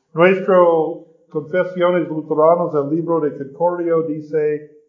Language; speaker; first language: Spanish; non-native, learner; English